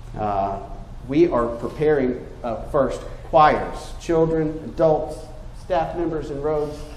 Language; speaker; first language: English; native; English